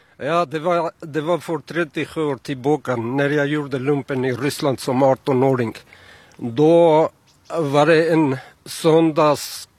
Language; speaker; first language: Swedish; non-native, fluent; Armenian